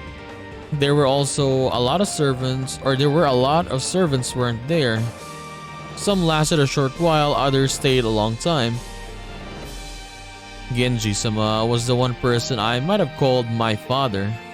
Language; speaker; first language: English; native; English